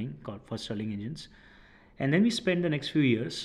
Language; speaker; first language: English; non-native, local second language; Hindi